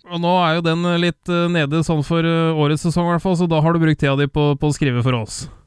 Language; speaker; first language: Norwegian; native; Norwegian